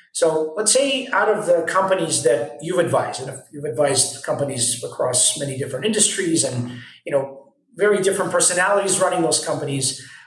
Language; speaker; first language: English; native; English